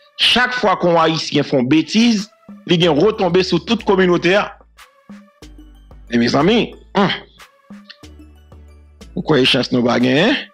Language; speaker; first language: French; non-native, local second language; Haitian Creole